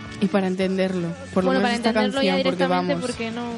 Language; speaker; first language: Spanish; native; Spanish